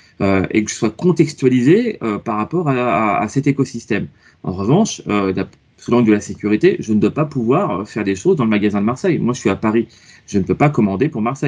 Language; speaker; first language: French; native; French